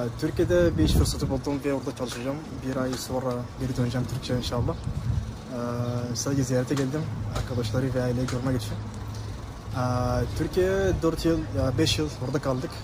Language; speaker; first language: Turkish; non-native, fluent; Arabic